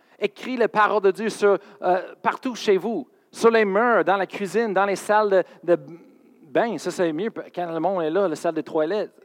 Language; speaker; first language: French; non-native, fluent; English